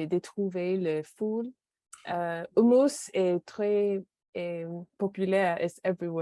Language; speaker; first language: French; non-native, learner; English